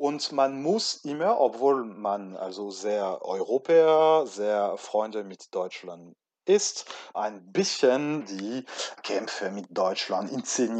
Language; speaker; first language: German; non-native, fluent; French